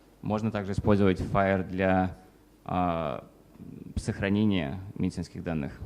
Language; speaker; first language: Russian; native; Russian